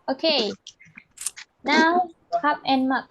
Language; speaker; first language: English; non-native, fluent; Indonesian